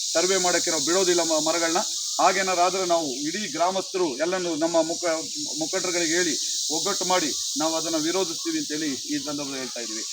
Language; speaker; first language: Kannada; non-native, local second language; Kodava